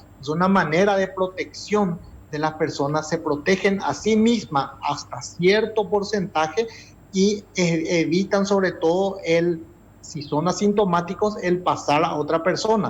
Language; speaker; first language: Spanish; native; Spanish